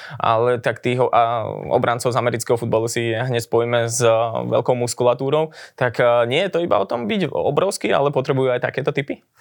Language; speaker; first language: Slovak; native; Slovak